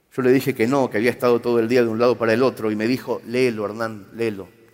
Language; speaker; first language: Spanish; native; Spanish